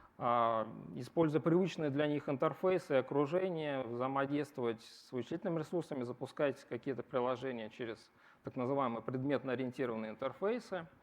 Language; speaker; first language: Russian; native; Russian